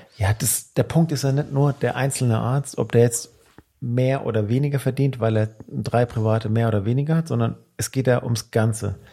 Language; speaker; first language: German; early bilingual, other home language; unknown